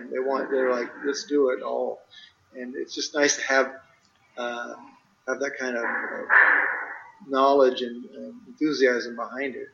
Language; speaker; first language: English; native; English